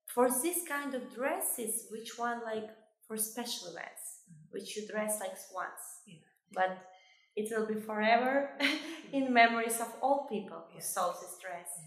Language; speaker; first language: English; non-native, fluent; Albanian